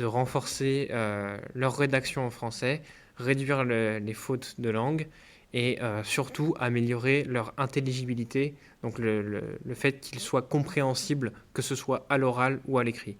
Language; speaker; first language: French; native; French